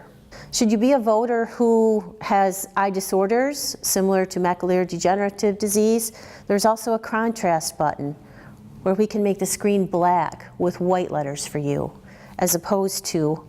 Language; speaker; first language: English; native; English